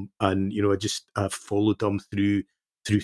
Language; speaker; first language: English; native; English